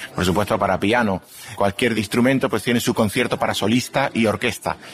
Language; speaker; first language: Spanish; native; Spanish